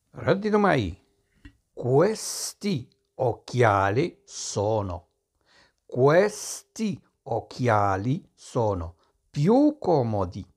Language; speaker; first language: Italian; non-native, fluent; Arabic